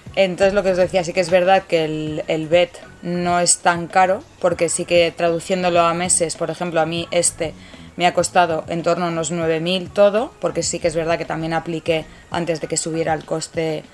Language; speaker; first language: Spanish; native; Spanish